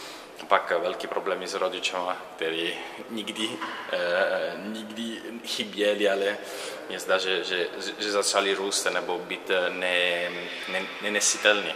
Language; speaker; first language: Czech; non-native, learner; Italian